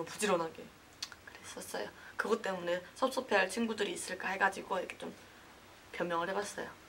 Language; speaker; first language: Korean; native; Korean